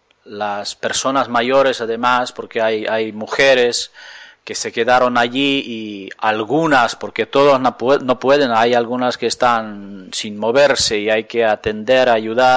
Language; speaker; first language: Spanish; non-native, fluent; Ukrainian